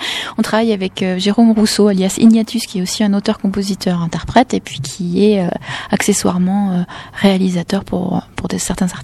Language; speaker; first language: French; native; French